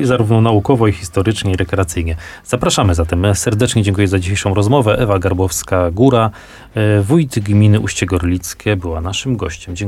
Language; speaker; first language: Polish; native; Polish